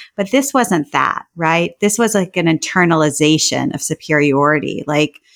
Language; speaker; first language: English; native; English